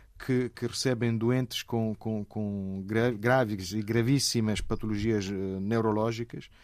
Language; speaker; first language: Portuguese; non-native, fluent; Italian